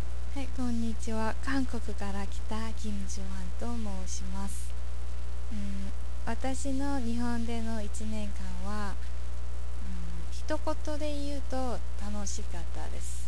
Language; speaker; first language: Japanese; non-native, fluent; Korean